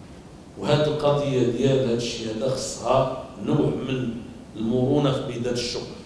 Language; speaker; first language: Arabic; native; Arabic